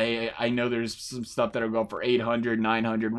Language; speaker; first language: English; native; English